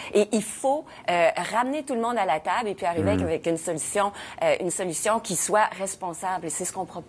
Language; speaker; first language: French; native; French